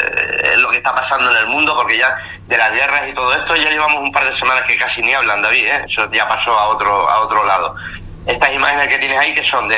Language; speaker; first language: Spanish; native; Spanish